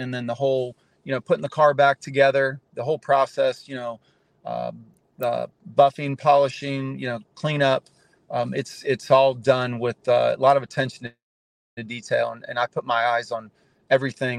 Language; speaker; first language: English; native; English